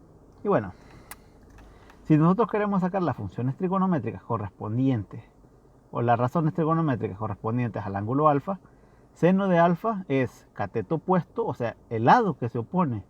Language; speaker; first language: Spanish; native; Spanish